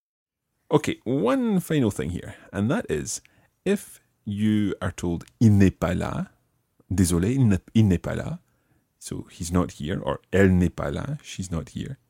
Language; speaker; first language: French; non-native, fluent; English